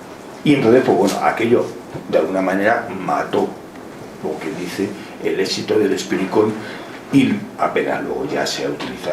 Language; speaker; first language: Spanish; native; Spanish